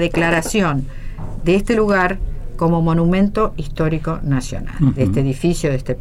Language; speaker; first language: Spanish; native; Spanish